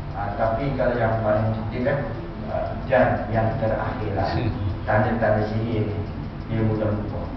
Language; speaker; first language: Malay; non-native, local second language; Tamil